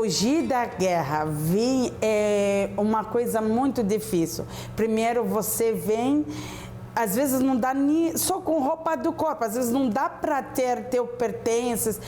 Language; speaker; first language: Portuguese; non-native, learner; Arabic